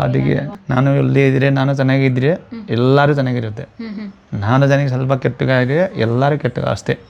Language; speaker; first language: Kannada; non-native, learner; Nepali